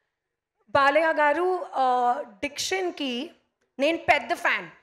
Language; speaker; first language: Telugu; non-native, learner; Hindi